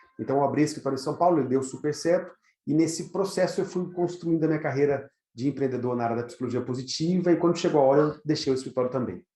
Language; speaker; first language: Portuguese; native; Portuguese